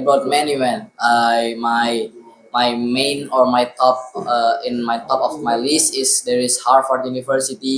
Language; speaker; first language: English; non-native, learner; Indonesian